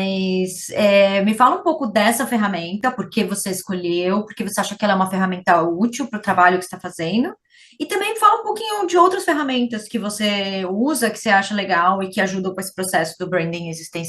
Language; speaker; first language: Portuguese; native; Portuguese